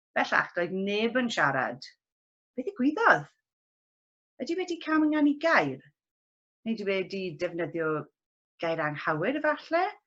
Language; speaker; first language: Welsh; non-native, local second language; English